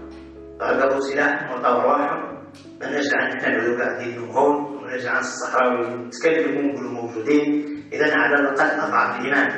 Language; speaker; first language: Arabic; native; Arabic